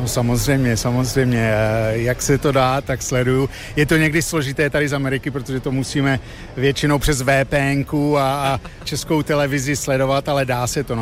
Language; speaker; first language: Czech; early bilingual, heritage; Czech